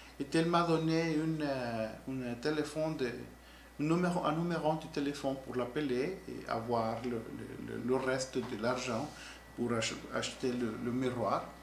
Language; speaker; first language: French; non-native, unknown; Spanish